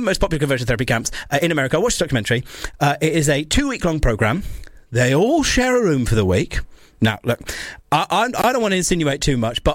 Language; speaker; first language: English; native; English